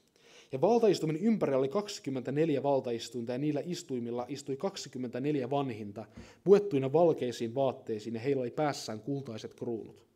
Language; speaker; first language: Finnish; native; Finnish